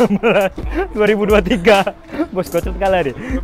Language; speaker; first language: Indonesian; native; Indonesian